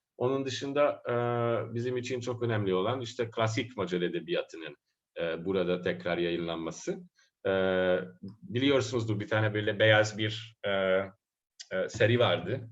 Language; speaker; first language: Turkish; non-native, fluent; Hungarian